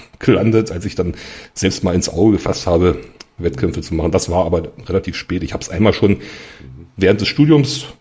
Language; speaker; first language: German; native; German